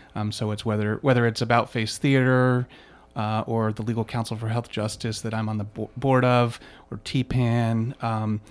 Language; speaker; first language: English; native; English